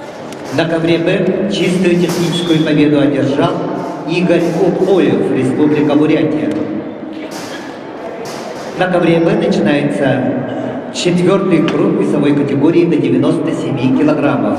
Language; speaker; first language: Russian; native; Russian